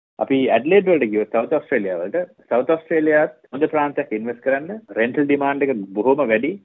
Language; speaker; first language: Sinhala; native; Sinhala